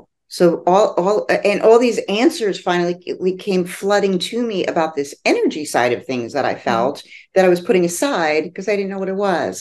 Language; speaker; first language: English; native; English